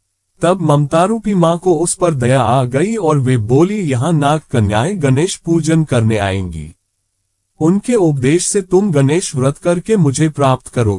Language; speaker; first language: Hindi; native; Hindi